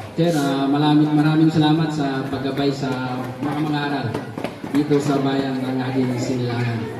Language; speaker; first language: Filipino; non-native, local second language; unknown